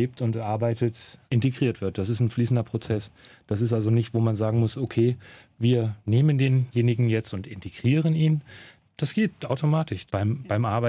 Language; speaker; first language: German; native; German